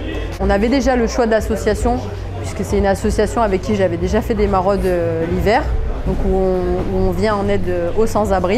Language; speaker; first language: French; native; French